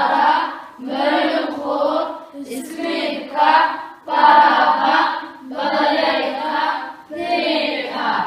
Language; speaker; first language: Russian; non-native, learner; Mongolian